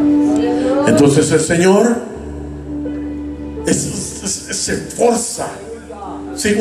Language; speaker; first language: Spanish; native; Spanish